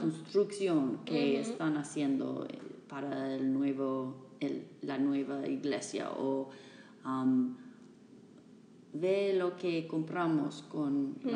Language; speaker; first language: Spanish; non-native, fluent; English